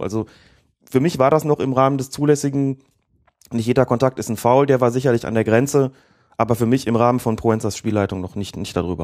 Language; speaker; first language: German; native; German